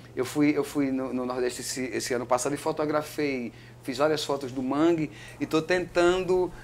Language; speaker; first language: Portuguese; native; Portuguese